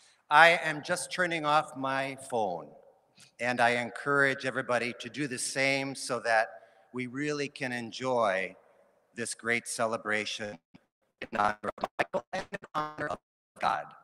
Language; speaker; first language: English; native; English